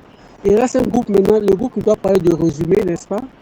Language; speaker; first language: French; non-native, fluent; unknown